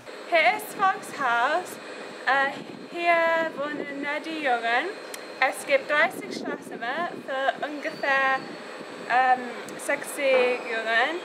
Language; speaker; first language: German; non-native, learner; English